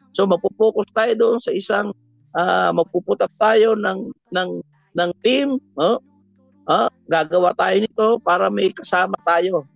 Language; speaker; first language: Filipino; native; Filipino